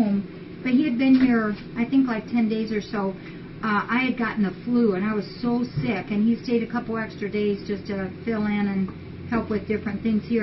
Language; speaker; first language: English; native; English